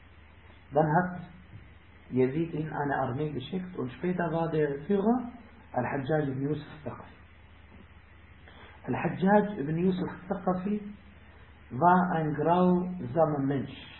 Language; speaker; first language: German; non-native, fluent; Arabic